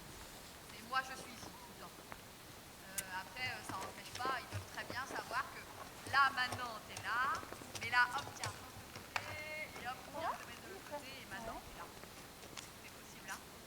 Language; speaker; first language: French; native; French